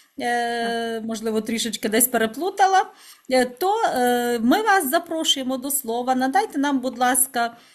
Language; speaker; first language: Ukrainian; native; Ukrainian